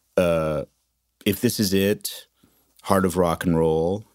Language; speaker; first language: English; native; English